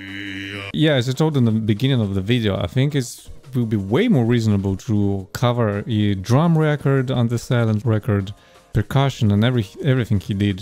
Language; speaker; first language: English; non-native, fluent; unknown